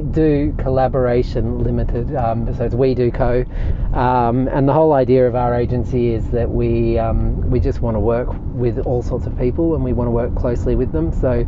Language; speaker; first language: English; native; English